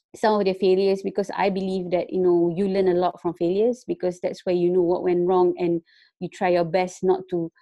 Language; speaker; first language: English; non-native, local second language; Malay